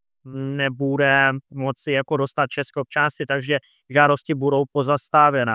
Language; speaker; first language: Czech; non-native, fluent; Russian